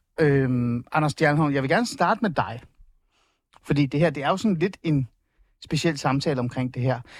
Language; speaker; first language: Danish; early bilingual, other home language; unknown